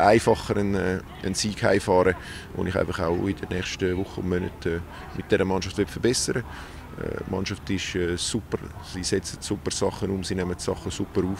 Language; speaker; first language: German; native; German